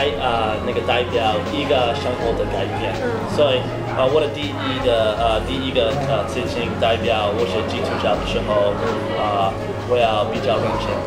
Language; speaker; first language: Chinese; non-native, learner; English